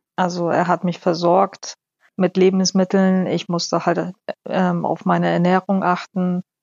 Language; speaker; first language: German; early bilingual, other home language; Polish